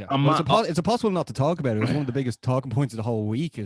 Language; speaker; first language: English; native; English